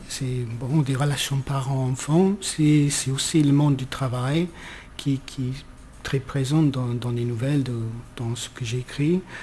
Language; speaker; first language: French; non-native, fluent; English